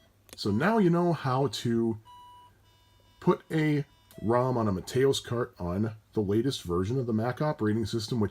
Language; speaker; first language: English; native; English